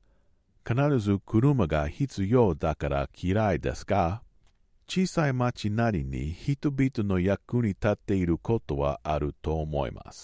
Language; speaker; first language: Japanese; non-native, learner; English